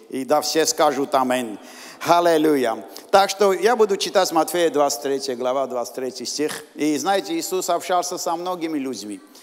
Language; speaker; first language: Russian; non-native, local second language; Armenian